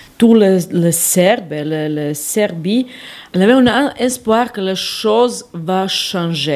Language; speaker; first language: French; non-native, fluent; Serbian